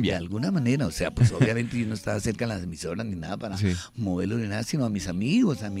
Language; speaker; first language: Spanish; native; Spanish